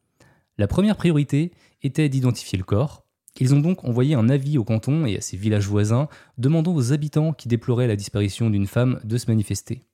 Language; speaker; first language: French; native; French